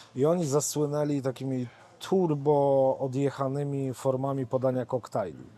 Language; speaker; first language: Polish; native; Polish